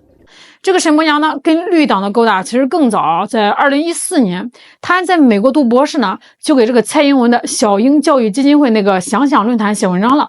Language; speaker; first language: Chinese; native; Chinese